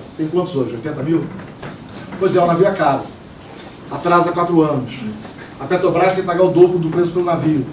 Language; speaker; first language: Portuguese; native; Portuguese